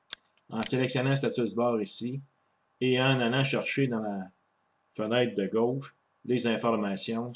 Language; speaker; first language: French; native; French